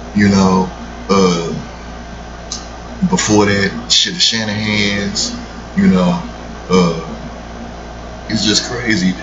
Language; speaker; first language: English; native; English